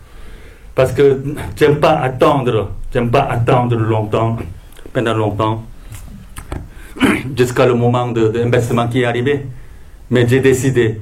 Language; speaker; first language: French; non-native, fluent; Korean